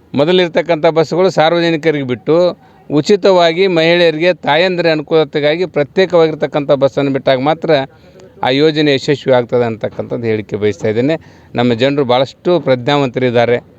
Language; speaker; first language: Kannada; native; Kannada